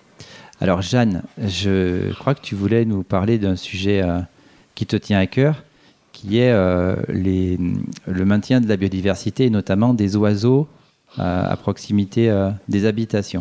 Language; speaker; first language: French; native; French